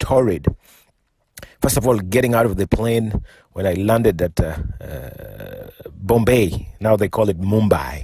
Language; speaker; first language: English; non-native, local second language; Luo (Kenya and Tanzania)